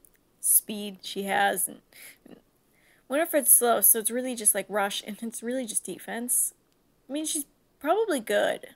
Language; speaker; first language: English; native; English